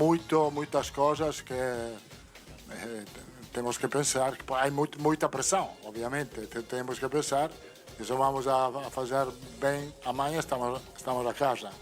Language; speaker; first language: Portuguese; non-native, fluent; Italian